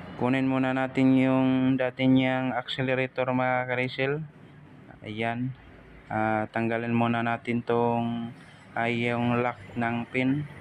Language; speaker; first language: Filipino; non-native, local second language; Cebuano